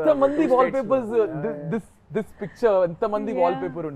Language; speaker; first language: Telugu; native; Telugu